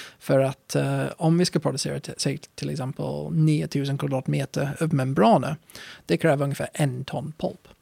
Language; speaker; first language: Swedish; non-native, fluent; English